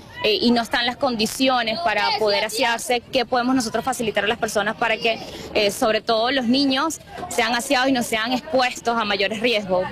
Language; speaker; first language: Spanish; native; Spanish